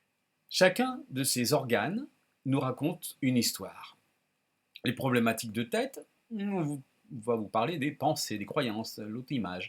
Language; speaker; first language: French; native; French